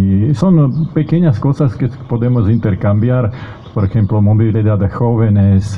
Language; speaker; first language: Spanish; non-native, fluent; Slovak